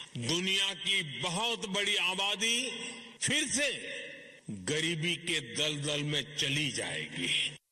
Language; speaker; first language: Hindi; non-native, local second language; Gujarati